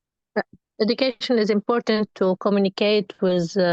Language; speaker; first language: English; non-native, learner; Arabic